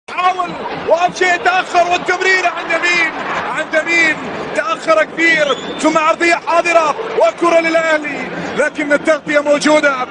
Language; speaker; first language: Arabic; native; Arabic